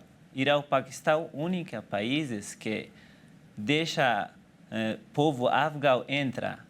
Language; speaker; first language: Portuguese; non-native, learner; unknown